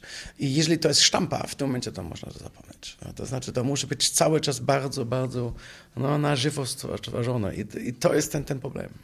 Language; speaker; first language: Polish; non-native, fluent; German